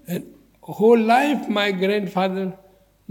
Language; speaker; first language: English; non-native, learner; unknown